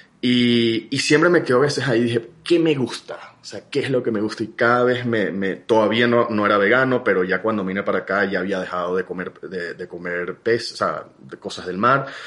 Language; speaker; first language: Spanish; native; Spanish